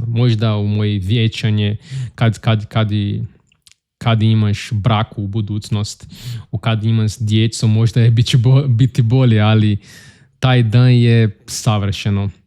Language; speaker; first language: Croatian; non-native, learner; Portuguese